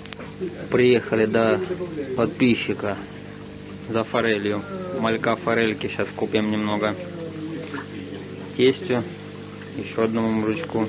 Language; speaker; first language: Russian; native; Russian